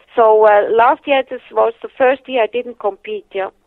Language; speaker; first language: English; non-native, fluent; Swiss German